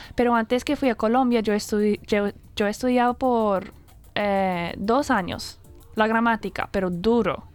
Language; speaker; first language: Spanish; non-native, fluent; English